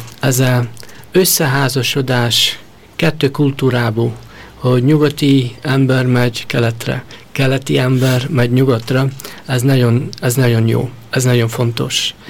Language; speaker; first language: Hungarian; early bilingual, heritage; Hungarian